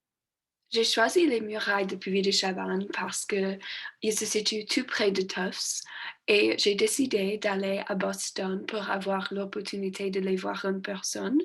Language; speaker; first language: French; non-native, learner; English